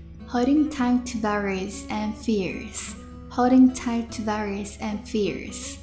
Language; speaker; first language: English; non-native, fluent; Chinese